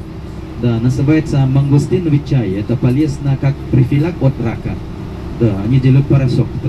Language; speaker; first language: Russian; non-native, fluent; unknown